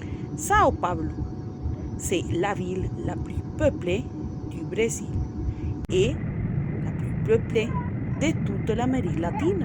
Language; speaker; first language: French; non-native, learner; Spanish